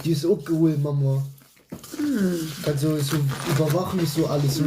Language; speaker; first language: German; early bilingual, other home language; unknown